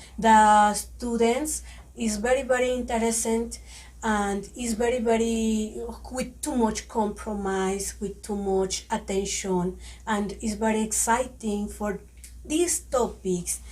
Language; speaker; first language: English; non-native, learner; Spanish